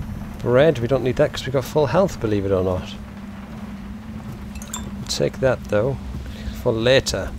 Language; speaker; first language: English; native; English